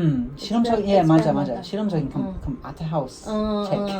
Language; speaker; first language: Korean; non-native, learner; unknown